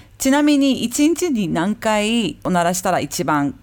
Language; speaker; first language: Japanese; early bilingual, heritage; Japanese